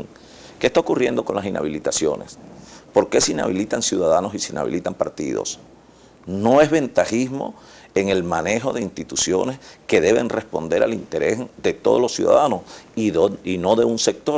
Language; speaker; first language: Spanish; native; Spanish